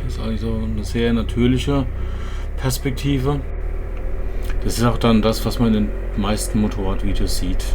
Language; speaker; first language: German; native; German